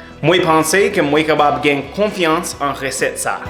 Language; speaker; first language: Haitian Creole; non-native, learner; English